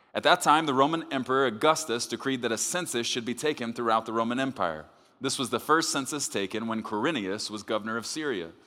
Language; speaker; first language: English; native; English